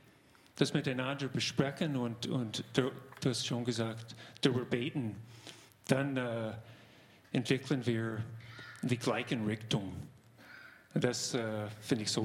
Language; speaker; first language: German; non-native, fluent; English